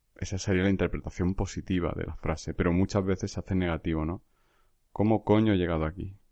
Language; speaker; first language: Spanish; native; Spanish